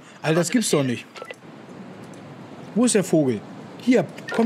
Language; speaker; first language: German; native; German